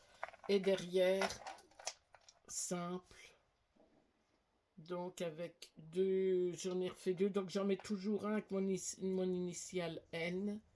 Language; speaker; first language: French; native; French